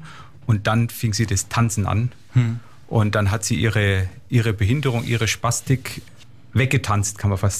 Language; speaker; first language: German; native; German